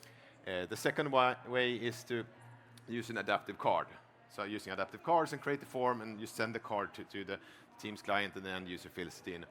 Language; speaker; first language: English; non-native, fluent; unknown